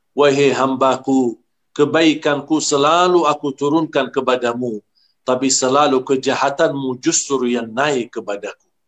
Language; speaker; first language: Malay; non-native, fluent; Arabic